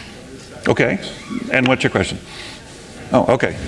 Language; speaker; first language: English; native; English